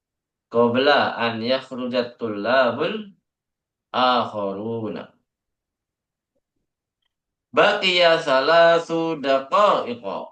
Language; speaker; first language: Arabic; non-native, fluent; Indonesian